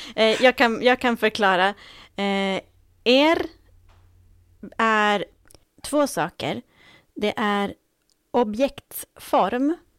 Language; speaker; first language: Swedish; native; Swedish